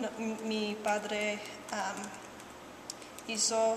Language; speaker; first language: Spanish; non-native, learner; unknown